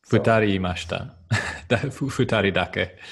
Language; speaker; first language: Japanese; non-native, learner; English